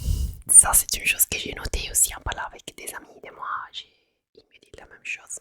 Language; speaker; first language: French; non-native, fluent; Italian